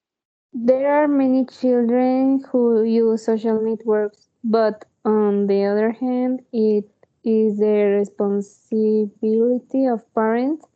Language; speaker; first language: English; non-native, learner; Spanish